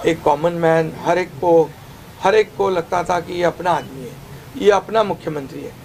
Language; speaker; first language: Hindi; non-native, local second language; Marathi